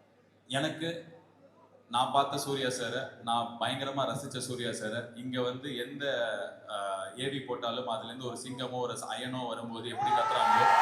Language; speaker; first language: Tamil; native; Tamil